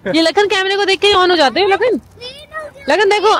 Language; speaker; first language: Hindi; native; Hindi